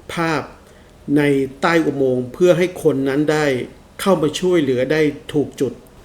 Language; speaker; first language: Thai; non-native, fluent; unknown